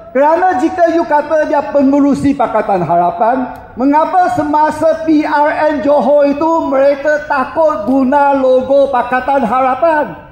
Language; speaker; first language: Malay; non-native, local second language; Chinese